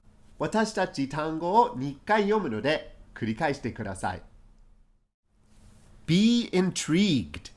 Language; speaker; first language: Japanese; non-native, fluent; English